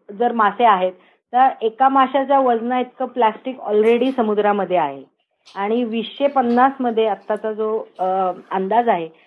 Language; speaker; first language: Marathi; native; Marathi